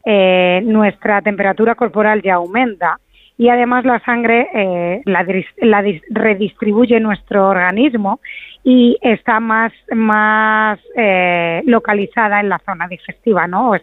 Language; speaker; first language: Spanish; native; Spanish